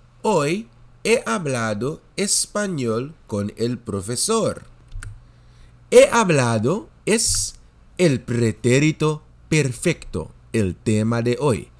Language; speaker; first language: Spanish; non-native, fluent; Dutch